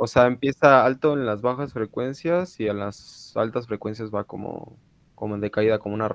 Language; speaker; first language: Spanish; native; Spanish